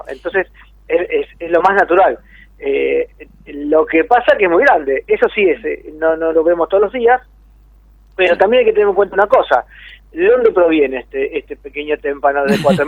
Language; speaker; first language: Spanish; native; Spanish